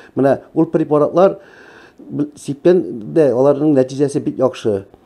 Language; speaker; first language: Tatar; native; Tatar